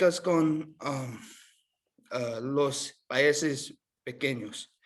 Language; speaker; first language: Spanish; non-native, learner; English